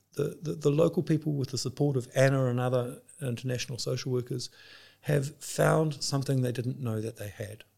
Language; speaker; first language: English; native; English